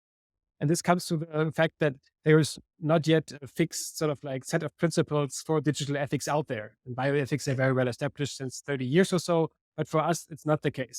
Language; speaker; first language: English; non-native, fluent; German